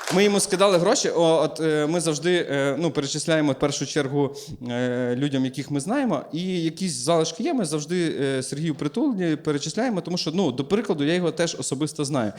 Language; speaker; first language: Ukrainian; native; Ukrainian